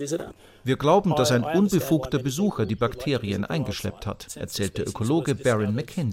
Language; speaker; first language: German; native; German